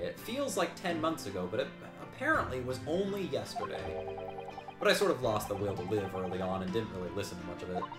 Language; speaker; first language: English; native; English